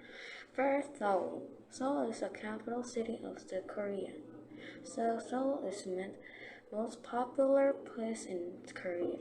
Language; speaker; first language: English; non-native, learner; Korean